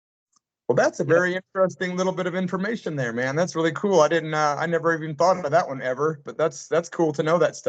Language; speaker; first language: English; native; English